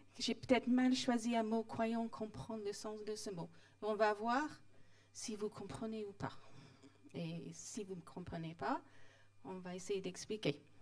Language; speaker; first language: French; non-native, fluent; English